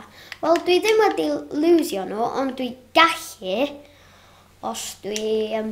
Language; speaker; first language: Welsh; non-native, local second language; English